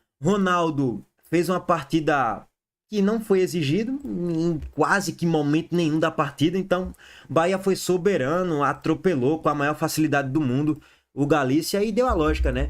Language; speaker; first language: Portuguese; native; Portuguese